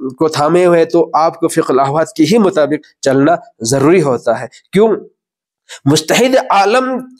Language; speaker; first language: Urdu; non-native, local second language; Balti